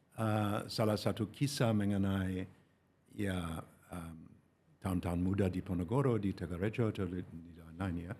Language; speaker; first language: Indonesian; non-native, fluent; English